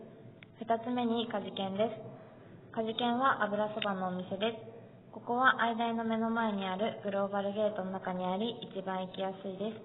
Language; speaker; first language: Japanese; native; Japanese